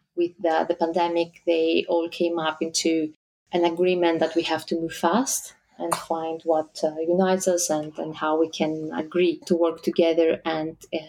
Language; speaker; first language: English; non-native, fluent; Greek